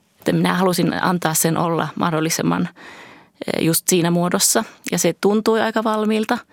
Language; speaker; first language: Finnish; early bilingual, heritage; Finnish